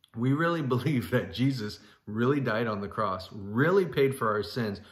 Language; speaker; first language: English; native; English